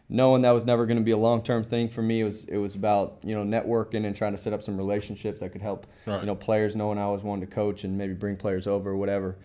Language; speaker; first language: English; native; English